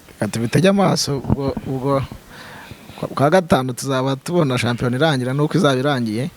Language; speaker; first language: Kinyarwanda; native; Kinyarwanda